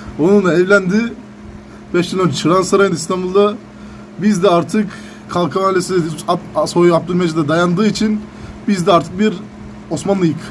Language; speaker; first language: Turkish; native; Turkish